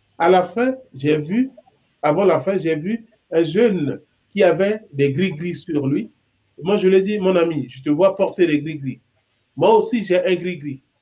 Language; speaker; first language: French; non-native, local second language; Sango